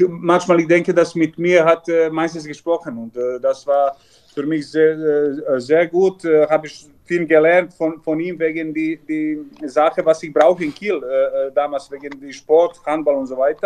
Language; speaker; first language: German; non-native, learner; Serbian